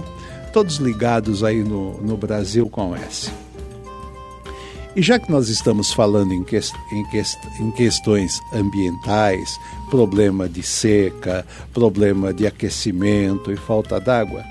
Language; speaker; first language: Portuguese; native; Portuguese